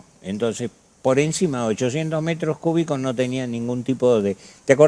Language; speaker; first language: Spanish; native; Spanish